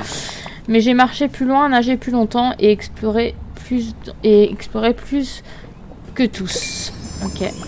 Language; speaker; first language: French; native; French